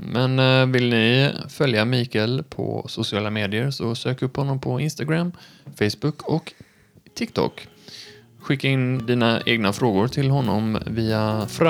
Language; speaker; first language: Swedish; native; Swedish